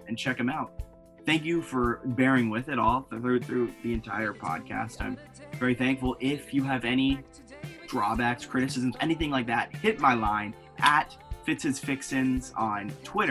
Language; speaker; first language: English; native; English